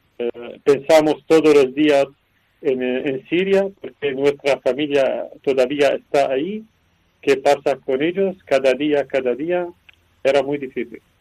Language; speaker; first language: Spanish; non-native, learner; Arabic